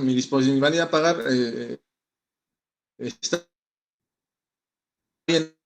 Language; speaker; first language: Spanish; native; Spanish